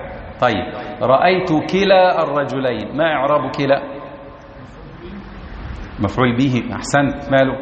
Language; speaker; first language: Arabic; native; Arabic